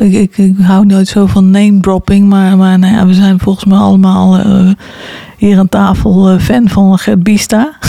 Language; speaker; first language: Dutch; native; Dutch